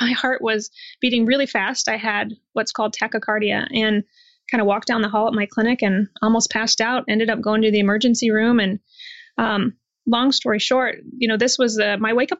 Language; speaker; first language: English; native; English